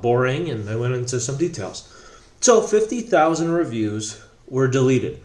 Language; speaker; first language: English; native; English